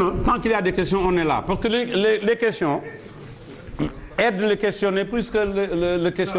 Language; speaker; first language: French; non-native, local second language; Wolof